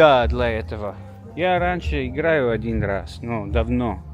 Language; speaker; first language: Russian; non-native, learner; English